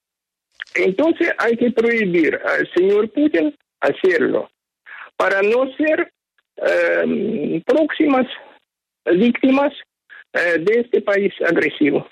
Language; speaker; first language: Spanish; non-native, fluent; Ukrainian